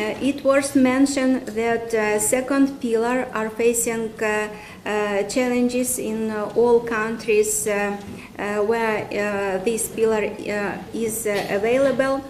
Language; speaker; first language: English; non-native, fluent; Romanian